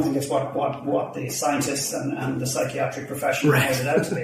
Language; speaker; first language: English; native; English